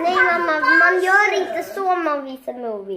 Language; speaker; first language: Swedish; early bilingual, other home language; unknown